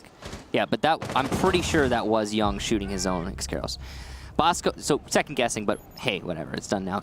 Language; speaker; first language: English; native; English